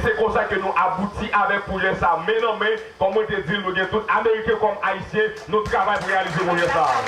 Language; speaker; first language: French; non-native, local second language; Haitian Creole